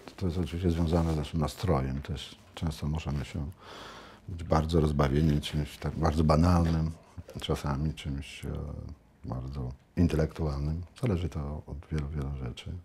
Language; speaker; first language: Polish; native; Polish